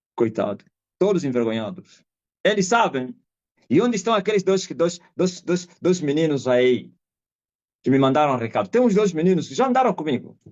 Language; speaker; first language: Portuguese; non-native, local second language; Kongo